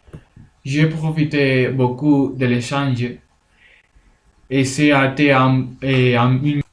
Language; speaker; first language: French; non-native, learner; Spanish